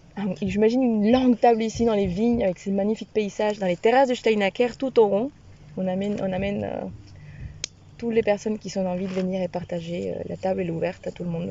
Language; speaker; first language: French; non-native, fluent; Spanish